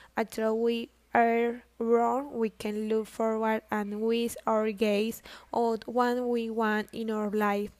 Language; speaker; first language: English; non-native, learner; Spanish